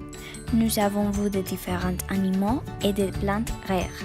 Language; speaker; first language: French; non-native, learner; Spanish